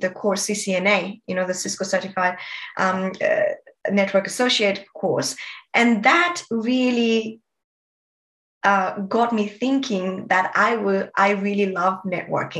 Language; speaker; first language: English; non-native, local second language; Nepali